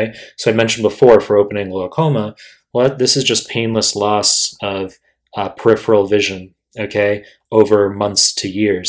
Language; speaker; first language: English; native; English